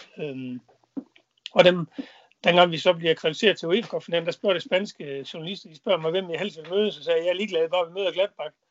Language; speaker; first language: Danish; native; Danish